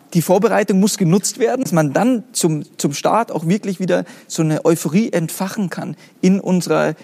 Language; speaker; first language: German; native; German